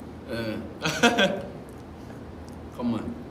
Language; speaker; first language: Korean; native; Korean